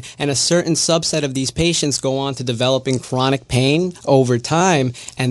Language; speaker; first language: English; native; English